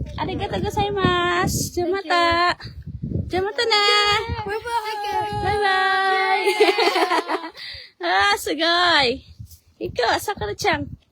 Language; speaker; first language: Japanese; non-native, learner; Filipino